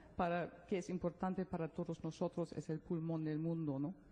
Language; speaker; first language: Spanish; non-native, fluent; German